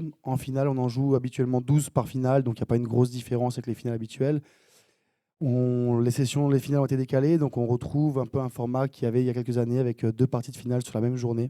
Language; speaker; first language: French; native; French